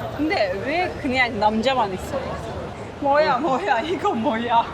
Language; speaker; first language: Korean; non-native, learner; Turkish